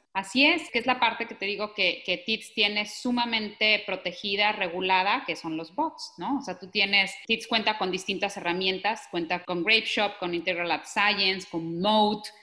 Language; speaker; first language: Spanish; native; Spanish